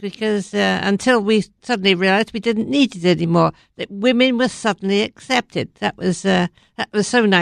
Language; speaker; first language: English; native; English